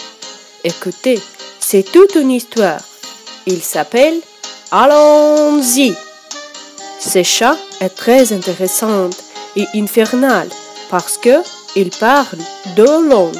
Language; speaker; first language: French; non-native, learner; Russian